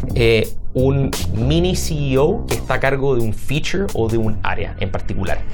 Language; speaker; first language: Spanish; native; Spanish